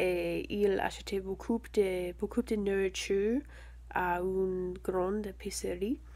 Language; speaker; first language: French; non-native, learner; English